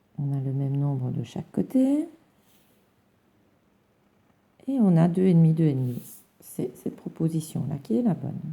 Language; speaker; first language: French; native; French